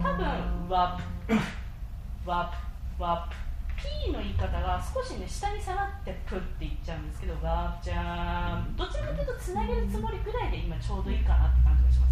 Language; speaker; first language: Japanese; native; Japanese